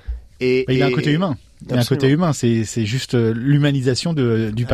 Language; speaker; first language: French; native; French